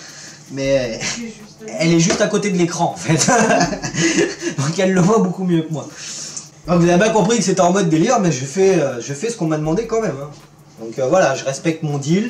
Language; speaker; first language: French; native; French